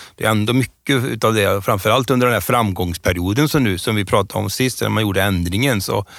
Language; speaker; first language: Swedish; native; Swedish